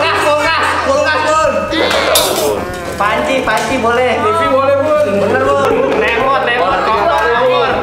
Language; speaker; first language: Indonesian; native; Indonesian